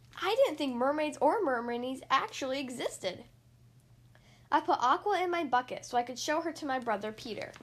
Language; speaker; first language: English; native; English